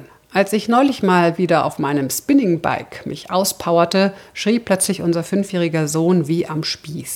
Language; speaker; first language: German; native; German